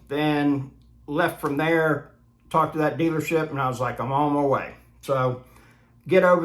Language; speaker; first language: English; native; English